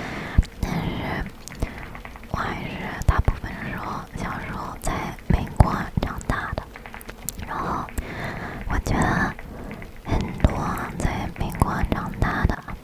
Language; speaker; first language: Chinese; early bilingual, heritage; English